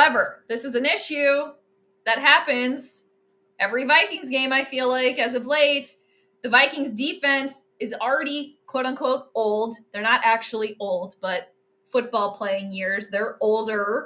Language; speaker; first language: English; native; English